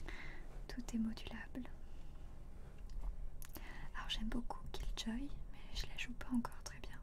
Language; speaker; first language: French; native; French